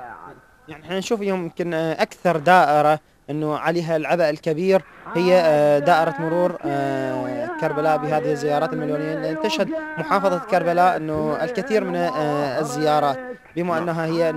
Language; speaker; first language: Arabic; native; Arabic